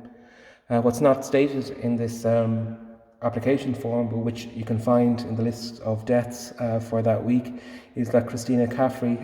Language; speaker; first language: English; native; English